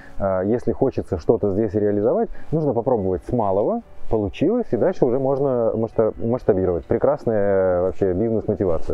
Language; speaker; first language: Russian; native; Russian